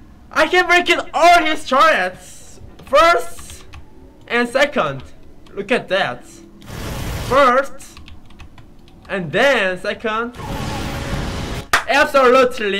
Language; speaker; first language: English; non-native, learner; Korean